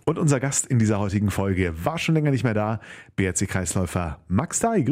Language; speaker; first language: German; native; German